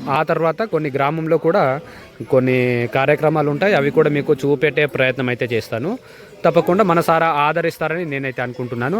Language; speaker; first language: Telugu; non-native, local second language; Gondi